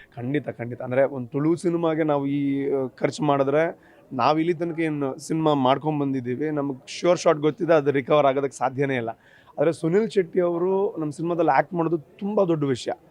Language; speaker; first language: Kannada; non-native, local second language; Tulu